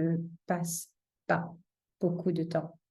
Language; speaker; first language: French; non-native, fluent; English